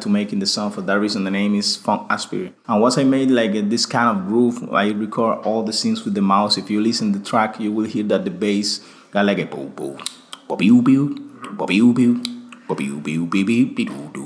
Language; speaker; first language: English; non-native, fluent; Spanish